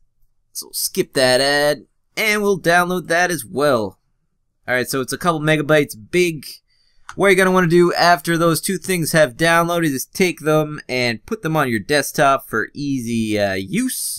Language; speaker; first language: English; native; English